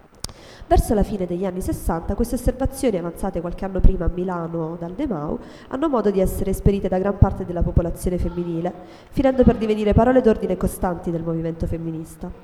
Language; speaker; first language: Italian; native; Italian